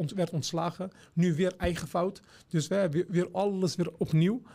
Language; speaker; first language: Dutch; early bilingual, other home language; Turkish